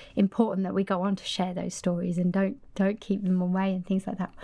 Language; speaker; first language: English; native; English